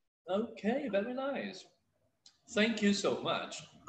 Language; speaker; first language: English; non-native, fluent; Portuguese